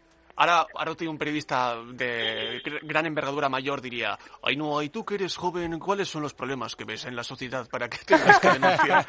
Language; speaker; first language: Spanish; native; Spanish